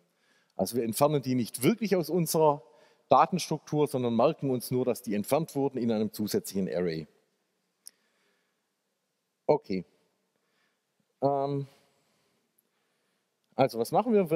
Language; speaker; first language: German; native; German